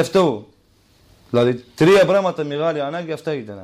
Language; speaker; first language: Greek; non-native, learner; Kurdish